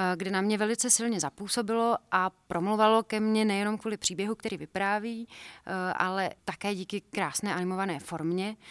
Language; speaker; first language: Czech; non-native, fluent; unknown